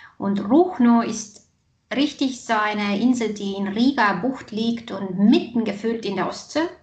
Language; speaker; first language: German; non-native, fluent; Estonian